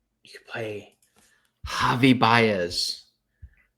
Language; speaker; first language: English; native; English